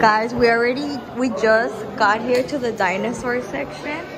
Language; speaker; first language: English; early bilingual, other home language; Spanish